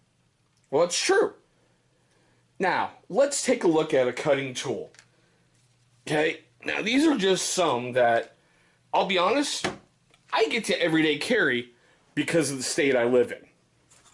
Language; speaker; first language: English; native; English